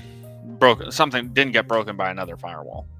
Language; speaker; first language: English; native; English